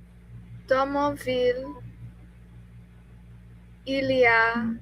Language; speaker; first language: French; non-native, learner; English